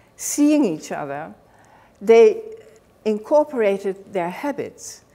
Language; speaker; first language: English; non-native, fluent; Dutch